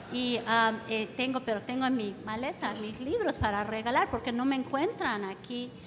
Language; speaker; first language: Spanish; early bilingual, heritage; Spanish